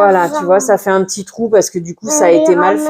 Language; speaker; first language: French; native; French